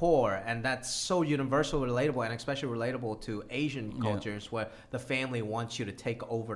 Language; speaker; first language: English; early bilingual, other home language; Cantonese